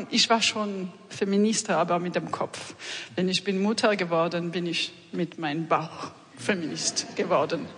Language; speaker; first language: German; non-native, fluent; French